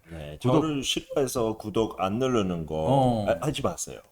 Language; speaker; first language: Korean; non-native, fluent; English